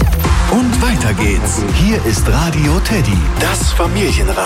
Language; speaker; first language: German; native; German